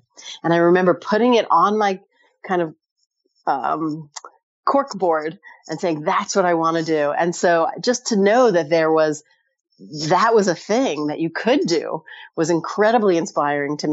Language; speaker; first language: English; native; English